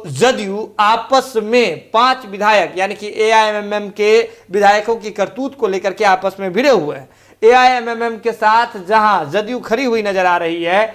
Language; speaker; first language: Hindi; native; Hindi